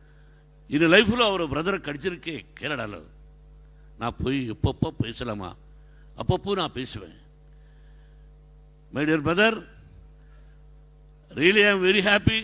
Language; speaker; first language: Tamil; non-native, learner; Telugu